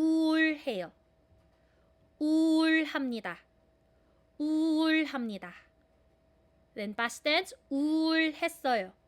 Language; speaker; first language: Korean; non-native, fluent; Filipino